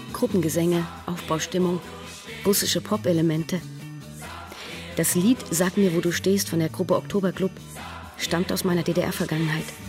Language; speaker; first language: German; native; German